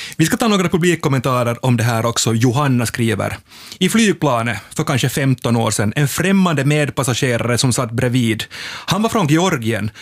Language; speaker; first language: Swedish; native; Swedish